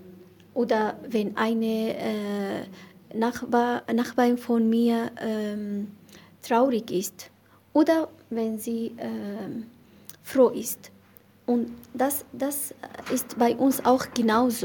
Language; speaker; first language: German; non-native, learner; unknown